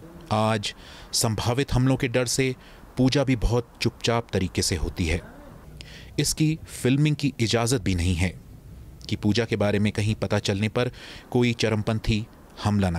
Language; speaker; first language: Hindi; native; Hindi